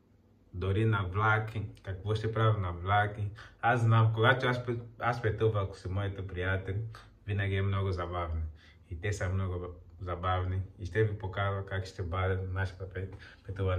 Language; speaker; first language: Bulgarian; non-native, learner; Portuguese